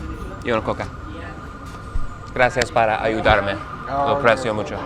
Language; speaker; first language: Spanish; non-native, learner; English